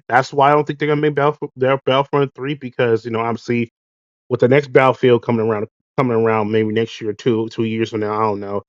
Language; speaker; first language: English; native; English